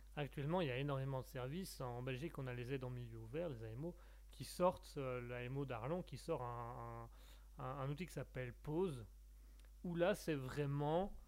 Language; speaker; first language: French; native; French